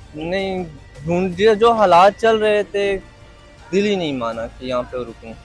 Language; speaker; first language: Urdu; non-native, local second language; Northern Hindko